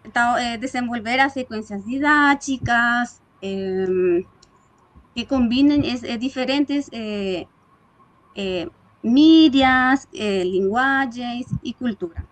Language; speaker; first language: Portuguese; non-native, fluent; Spanish